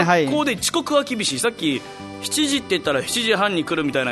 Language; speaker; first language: Japanese; native; Japanese